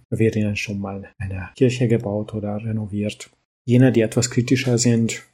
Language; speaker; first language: German; early bilingual, other home language; Hungarian